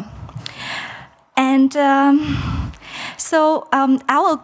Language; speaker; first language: English; non-native, fluent; Vietnamese